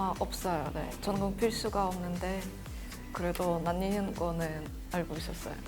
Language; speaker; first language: Korean; non-native, fluent; Russian